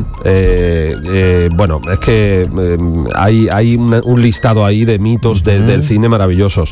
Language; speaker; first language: Spanish; native; Spanish